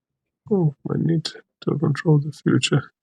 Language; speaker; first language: English; non-native, learner; Ukrainian